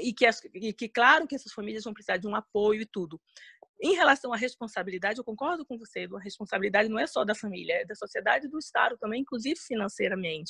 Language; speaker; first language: Portuguese; native; Portuguese